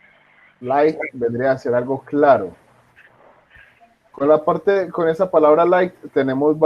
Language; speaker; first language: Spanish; native; Spanish